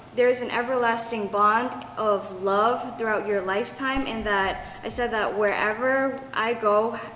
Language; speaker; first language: English; early bilingual, other home language; Vietnamese